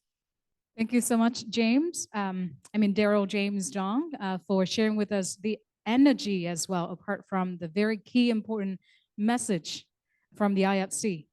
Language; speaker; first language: English; non-native, local second language; Vietnamese